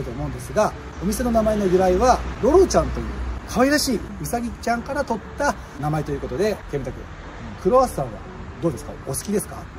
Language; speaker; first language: Japanese; native; Japanese